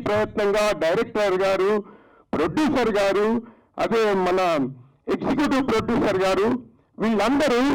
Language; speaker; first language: Telugu; native; Telugu